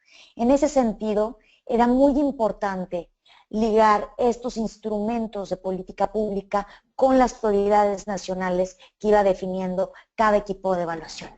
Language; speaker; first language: Spanish; native; Spanish